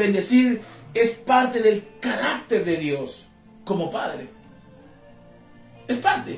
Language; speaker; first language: Spanish; native; Spanish